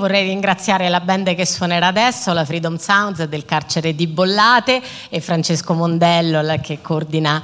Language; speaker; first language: Italian; native; Italian